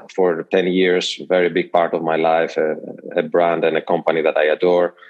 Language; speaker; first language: English; non-native, fluent; Greek